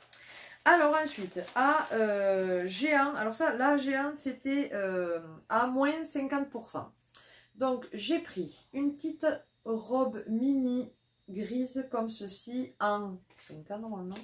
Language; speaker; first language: French; native; French